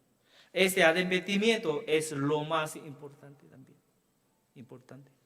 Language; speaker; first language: Spanish; non-native, learner; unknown